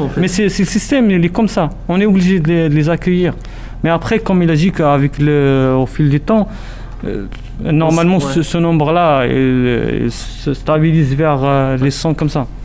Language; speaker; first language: French; non-native, local second language; Arabic